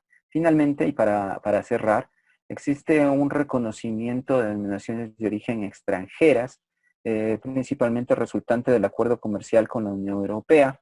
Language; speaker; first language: Spanish; native; Spanish